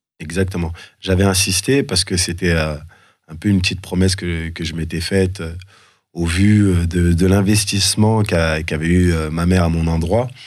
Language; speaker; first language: French; early bilingual, other home language; Soninke